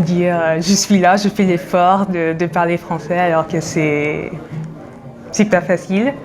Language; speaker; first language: French; non-native, fluent; English